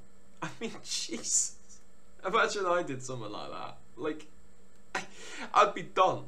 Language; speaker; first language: English; native; English